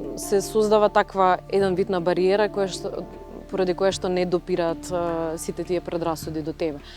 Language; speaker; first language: Macedonian; early bilingual, other home language; Russian